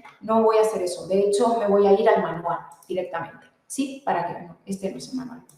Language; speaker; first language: Spanish; native; Spanish